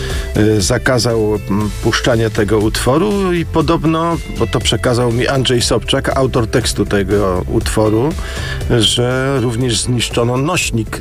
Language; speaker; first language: Polish; native; Polish